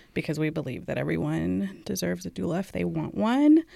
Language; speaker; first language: English; early bilingual, other home language; Amharic